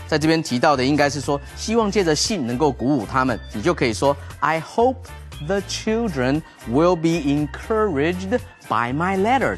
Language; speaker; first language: Chinese; native; Chinese